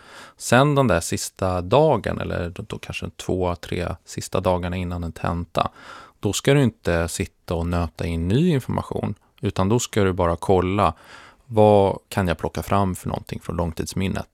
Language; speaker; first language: Swedish; native; Swedish